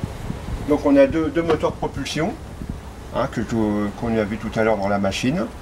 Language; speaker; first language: French; native; French